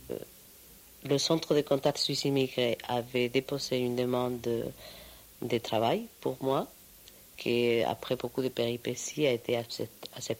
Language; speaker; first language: French; non-native, fluent; Spanish